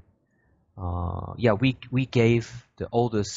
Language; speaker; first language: English; non-native, learner; Korean